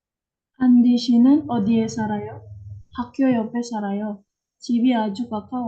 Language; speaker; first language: Korean; non-native, learner; Indonesian